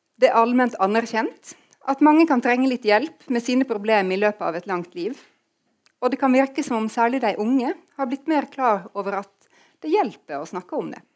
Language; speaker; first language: Norwegian; native; Norwegian